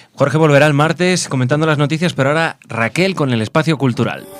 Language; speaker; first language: Spanish; native; Spanish